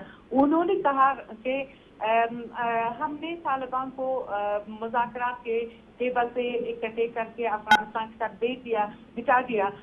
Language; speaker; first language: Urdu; non-native, fluent; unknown